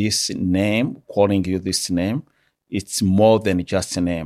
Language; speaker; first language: English; non-native, local second language; Kinyarwanda